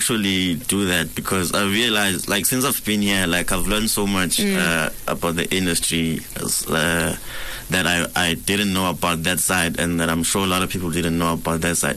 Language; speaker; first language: English; non-native, local second language; Swati